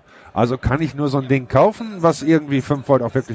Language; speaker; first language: German; native; German